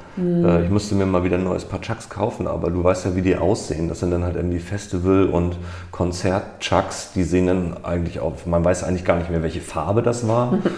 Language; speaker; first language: German; native; German